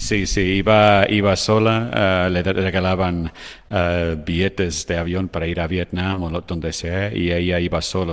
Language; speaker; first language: Spanish; non-native, fluent; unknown